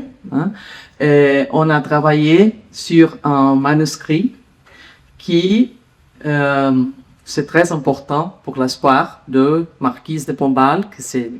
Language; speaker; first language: French; non-native, learner; Portuguese